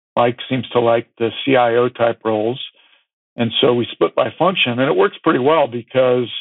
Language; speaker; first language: English; native; English